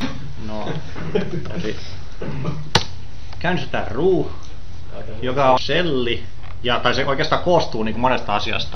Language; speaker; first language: Finnish; native; Finnish